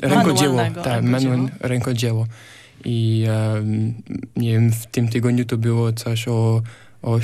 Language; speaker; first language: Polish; non-native, learner; French